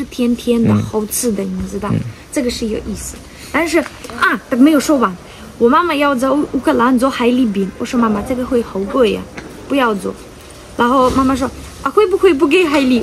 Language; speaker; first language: Chinese; non-native, learner; Ukrainian